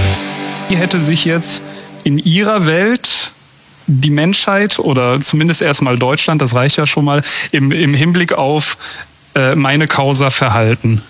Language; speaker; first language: German; native; German